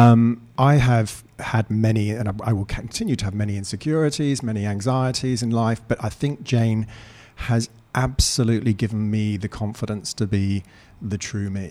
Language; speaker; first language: English; native; English